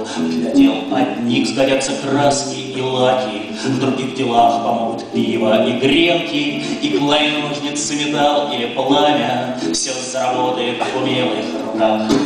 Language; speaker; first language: Russian; native; Russian